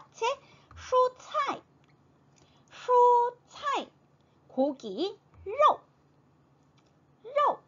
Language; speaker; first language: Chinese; non-native, fluent; Korean